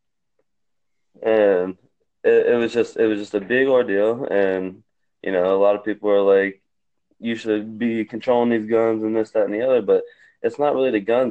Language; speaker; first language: English; native; English